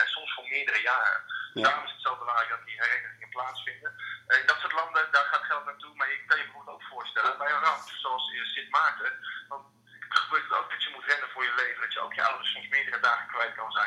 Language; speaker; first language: Dutch; native; Dutch